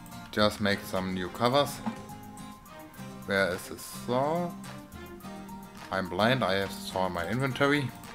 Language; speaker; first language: English; non-native, learner; German